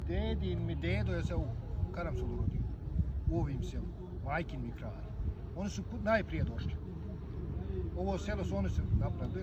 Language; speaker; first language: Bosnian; early bilingual, heritage; Bosnian